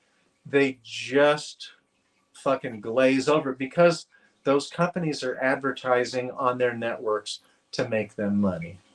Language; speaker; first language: English; native; English